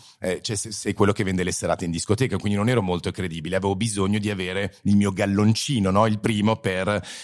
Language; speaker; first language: Italian; early bilingual, heritage; Italian